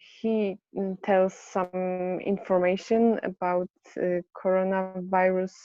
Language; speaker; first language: English; non-native, learner; Polish